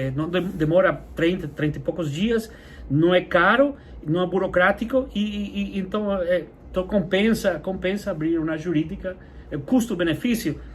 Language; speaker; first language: Portuguese; non-native, fluent; English